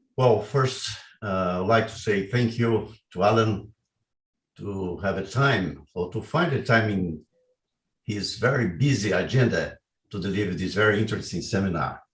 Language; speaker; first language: English; non-native, fluent; Portuguese